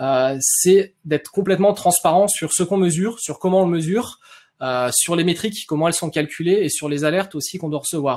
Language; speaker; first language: French; native; French